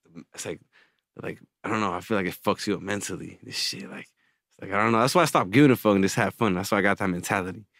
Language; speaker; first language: English; native; English